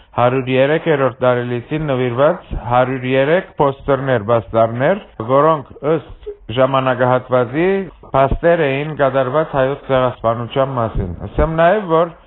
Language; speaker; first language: Armenian; early bilingual, heritage; Armenian